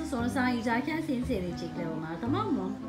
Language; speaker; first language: Turkish; native; Turkish